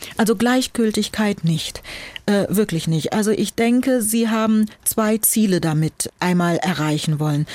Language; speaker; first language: German; native; German